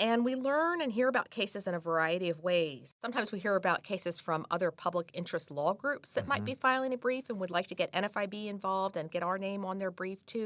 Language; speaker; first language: English; native; English